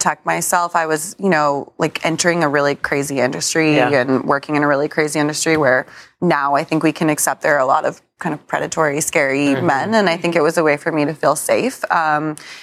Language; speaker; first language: English; native; English